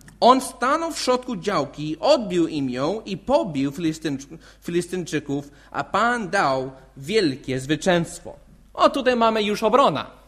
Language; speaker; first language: Polish; non-native, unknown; English